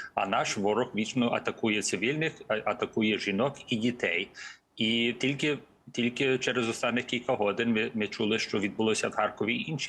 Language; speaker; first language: Ukrainian; early bilingual, heritage; English